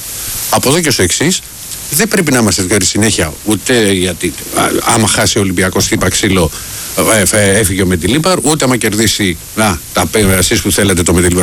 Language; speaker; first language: Greek; native; Greek